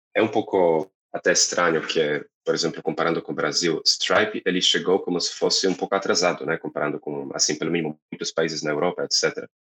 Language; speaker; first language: Portuguese; non-native, fluent; Polish